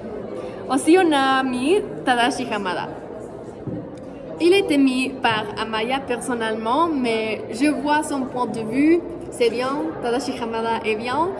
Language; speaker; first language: French; non-native, fluent; Spanish